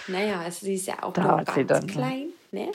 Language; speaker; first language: German; native; German